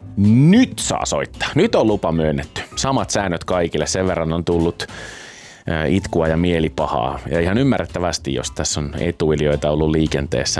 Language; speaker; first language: Finnish; native; Finnish